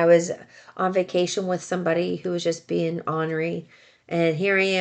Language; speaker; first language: English; native; English